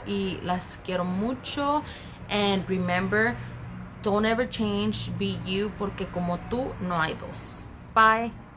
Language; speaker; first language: Spanish; early bilingual, heritage; Spanish